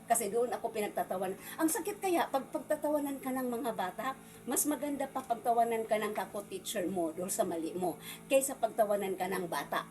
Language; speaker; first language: Filipino; non-native, local second language; Cebuano